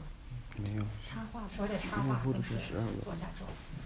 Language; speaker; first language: Chinese; native; Chinese